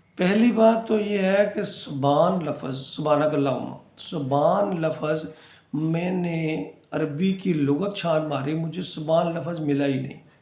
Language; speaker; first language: Urdu; non-native, local second language; Punjabi